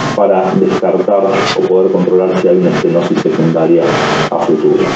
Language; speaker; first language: Spanish; native; Spanish